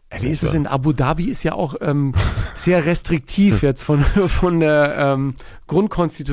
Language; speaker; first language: German; native; German